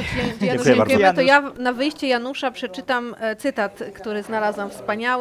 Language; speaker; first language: Polish; native; Polish